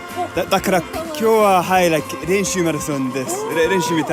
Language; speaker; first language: Japanese; non-native, learner; English